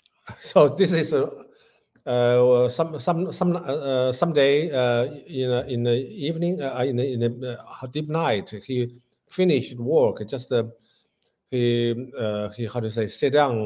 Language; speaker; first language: English; non-native, learner; Chinese